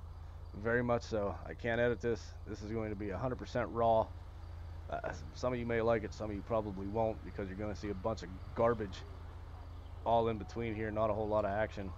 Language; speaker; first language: English; native; English